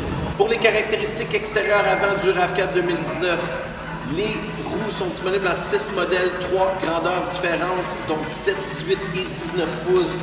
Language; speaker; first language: French; native; French